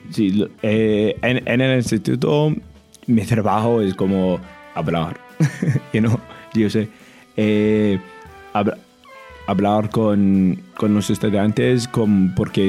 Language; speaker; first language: Spanish; non-native, learner; English